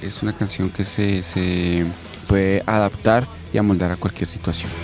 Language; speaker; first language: Spanish; native; Spanish